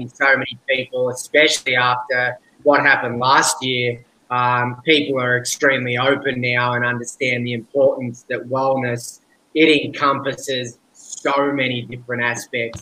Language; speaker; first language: English; native; English